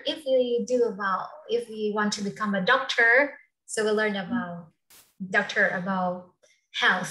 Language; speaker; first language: English; non-native, fluent; Vietnamese